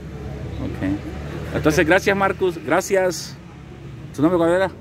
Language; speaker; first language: Spanish; native; Spanish